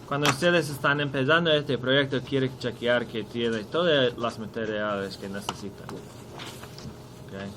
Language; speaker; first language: Spanish; non-native, learner; English